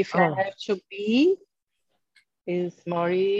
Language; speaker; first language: English; non-native, learner; Portuguese